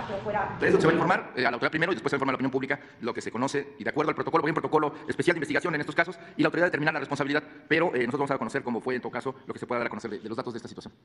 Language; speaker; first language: Spanish; native; Spanish